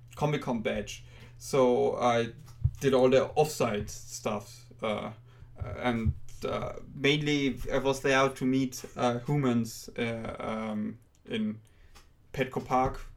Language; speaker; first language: English; non-native, fluent; German